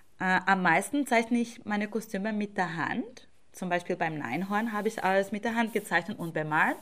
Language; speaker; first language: German; non-native, fluent; Portuguese